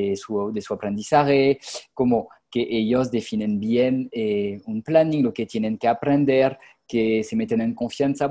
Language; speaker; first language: Spanish; non-native, fluent; French